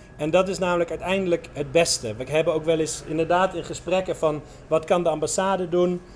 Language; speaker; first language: Dutch; native; Dutch